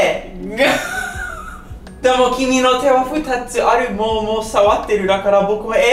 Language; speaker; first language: Japanese; non-native, learner; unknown